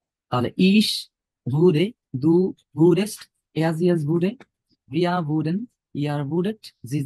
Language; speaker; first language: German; non-native, learner; Bangla